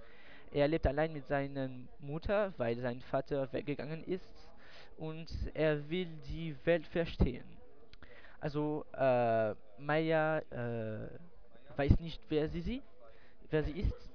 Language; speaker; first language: German; non-native, learner; French